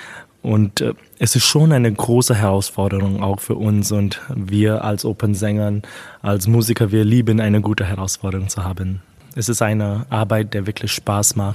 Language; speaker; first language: German; non-native, fluent; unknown